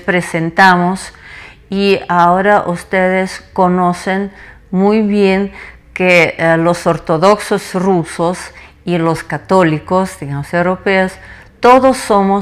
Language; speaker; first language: Spanish; non-native, fluent; Russian